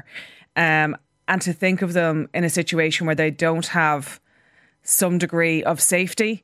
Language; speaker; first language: English; native; English